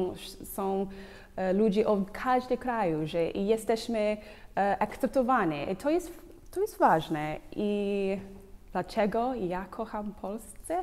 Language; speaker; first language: Polish; non-native, learner; English